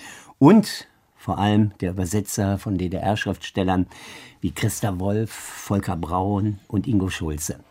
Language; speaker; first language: German; native; German